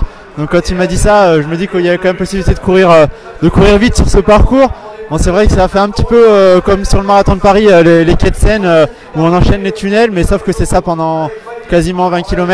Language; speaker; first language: French; native; French